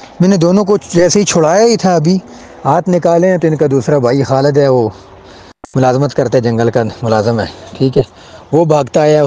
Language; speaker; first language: Urdu; non-native, local second language; Khowar